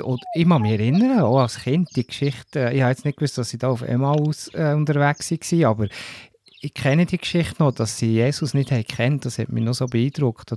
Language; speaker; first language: German; native; German